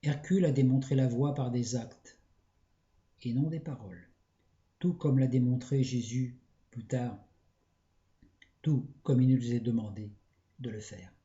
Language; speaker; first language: French; native; French